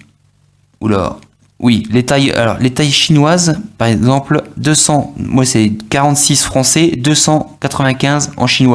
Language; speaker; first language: French; native; French